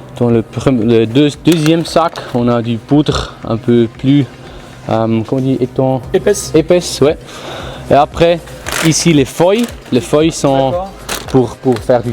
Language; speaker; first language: French; non-native, fluent; German